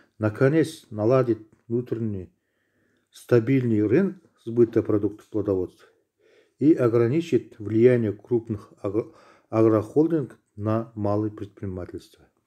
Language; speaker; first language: Russian; non-native, local second language; Kazakh